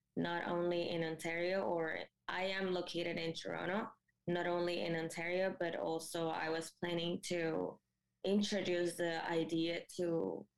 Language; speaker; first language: English; non-native, fluent; Spanish